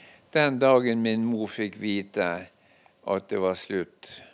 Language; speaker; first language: Norwegian; native; Norwegian